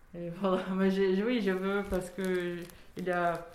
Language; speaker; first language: French; non-native, fluent; Portuguese